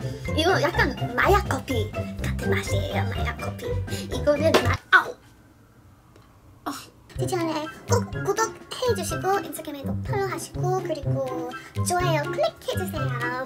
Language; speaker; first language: Korean; non-native, learner; English